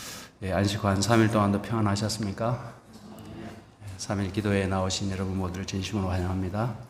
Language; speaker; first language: Korean; native; Korean